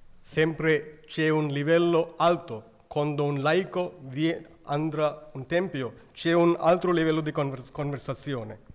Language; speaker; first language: Italian; non-native, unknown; Sinhala